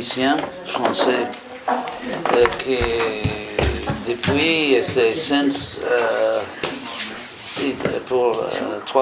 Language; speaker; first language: French; non-native, fluent; English